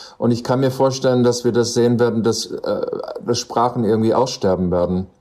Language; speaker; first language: German; non-native, fluent; English